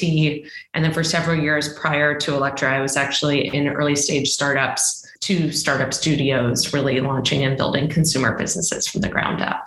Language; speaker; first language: English; native; English